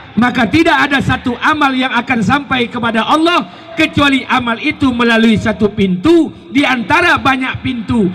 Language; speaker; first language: Indonesian; native; Indonesian